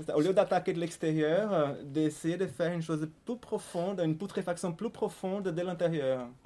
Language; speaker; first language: French; non-native, fluent; Portuguese